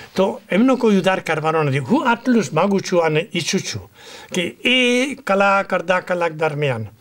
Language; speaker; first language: Gujarati; non-native, fluent; Spanish